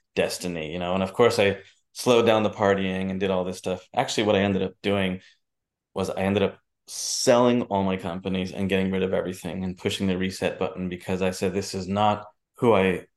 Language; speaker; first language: English; native; English